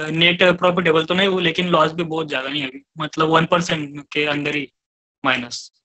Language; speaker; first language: Hindi; non-native, local second language; Marathi